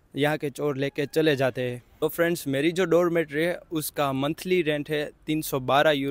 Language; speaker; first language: Hindi; non-native, local second language; Gujarati